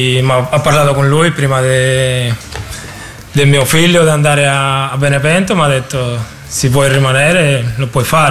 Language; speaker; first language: Italian; non-native, learner; Spanish